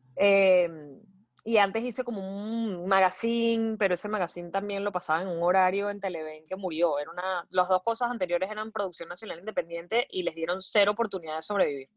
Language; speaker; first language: Spanish; native; Spanish